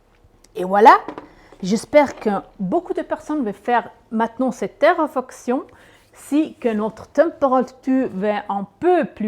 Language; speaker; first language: French; non-native, local second language; Swiss German